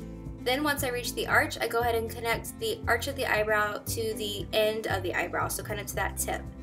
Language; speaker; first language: English; native; English